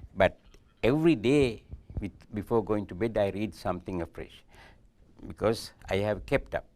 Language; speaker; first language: English; non-native, local second language; Sinhala